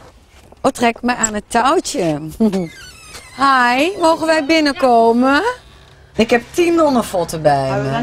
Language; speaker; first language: Dutch; native; Dutch